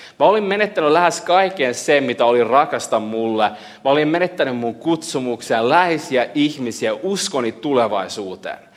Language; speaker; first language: Finnish; early bilingual, heritage; Finnish